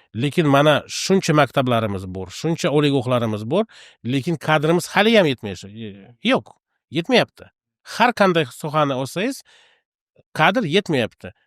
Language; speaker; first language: Uzbek; non-native, local second language; Russian